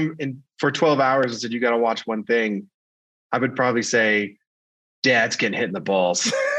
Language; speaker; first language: English; native; English